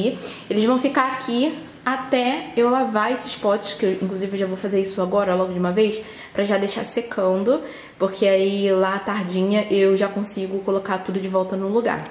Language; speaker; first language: Portuguese; native; Portuguese